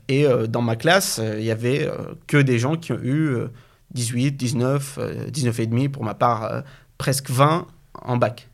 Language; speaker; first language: French; non-native, fluent; Arabic